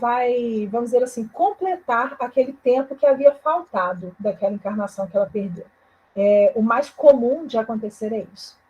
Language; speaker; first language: Portuguese; native; Portuguese